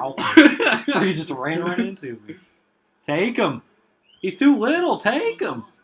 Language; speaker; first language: English; native; English